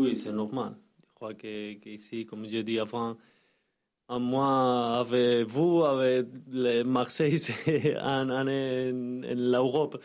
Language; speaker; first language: French; non-native, learner; Spanish